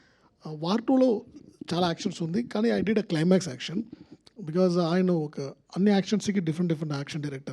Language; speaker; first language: Telugu; non-native, learner; Tamil